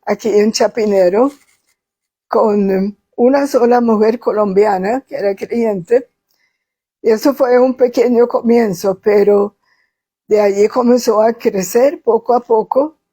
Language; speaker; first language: Spanish; non-native, fluent; Swedish